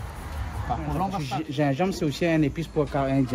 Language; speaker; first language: French; non-native, local second language; Réunion Creole French